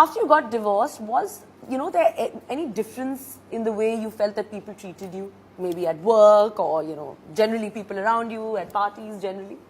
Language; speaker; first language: English; non-native, local second language; Hindi